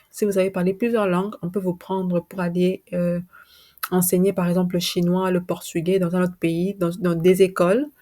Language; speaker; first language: French; non-native, local second language; Lingala